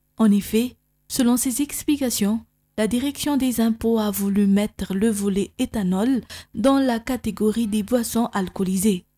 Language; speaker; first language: French; non-native, local second language; Malagasy